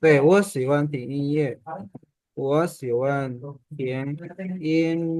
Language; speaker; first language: Chinese; non-native, fluent; Indonesian